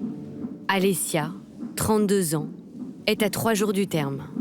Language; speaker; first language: French; native; French